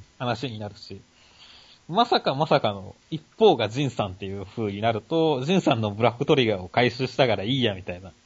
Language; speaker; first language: Japanese; native; Japanese